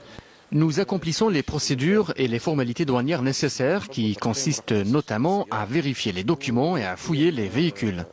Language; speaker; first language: French; non-native, local second language; Arabic